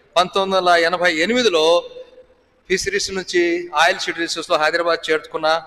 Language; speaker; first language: Telugu; non-native, local second language; Lambadi